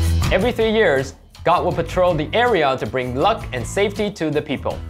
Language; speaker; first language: English; non-native, fluent; Chinese